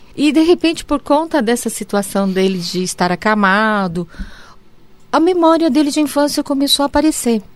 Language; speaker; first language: Portuguese; early bilingual, other home language; Japanese